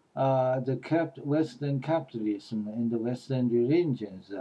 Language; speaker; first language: English; non-native, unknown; Chinese